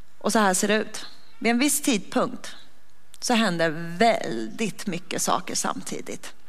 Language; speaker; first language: Swedish; native; Swedish